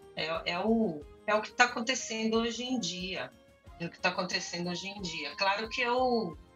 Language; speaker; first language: Portuguese; native; Portuguese